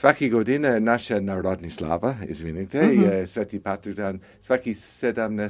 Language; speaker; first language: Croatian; non-native, learner; English